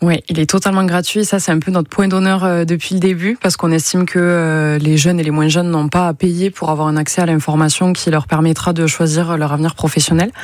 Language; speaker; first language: French; native; French